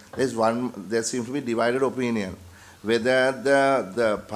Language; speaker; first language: English; non-native, local second language; Sinhala